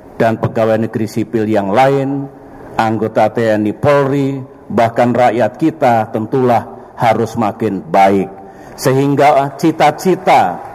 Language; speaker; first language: Indonesian; non-native, local second language; Javanese